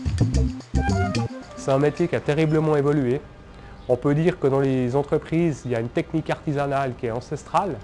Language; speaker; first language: French; native; French